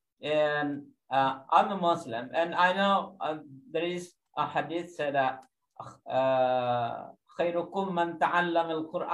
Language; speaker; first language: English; non-native, fluent; Indonesian